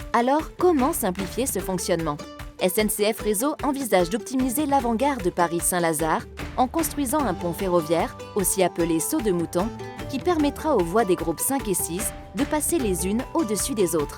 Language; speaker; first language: French; native; French